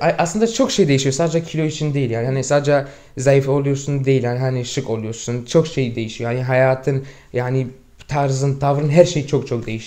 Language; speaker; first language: Turkish; non-native, fluent; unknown